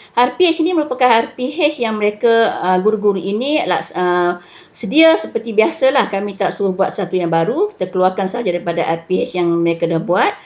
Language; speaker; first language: Malay; native; Malay